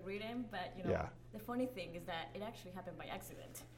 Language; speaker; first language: English; non-native, fluent; Spanish